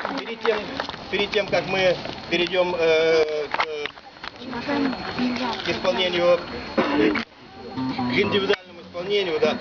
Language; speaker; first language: Russian; native; Russian